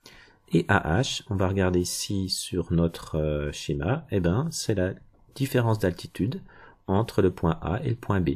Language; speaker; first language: French; native; French